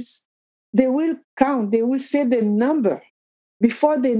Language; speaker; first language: English; non-native, fluent; Akan